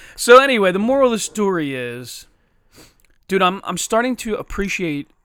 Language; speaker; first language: English; native; English